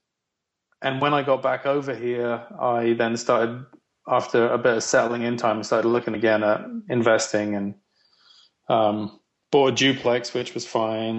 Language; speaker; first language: English; native; English